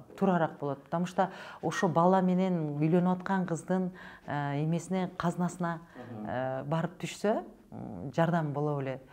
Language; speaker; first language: Kyrgyz; native; Kyrgyz